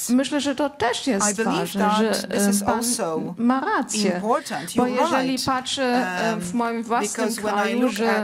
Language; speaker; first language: Polish; non-native, fluent; German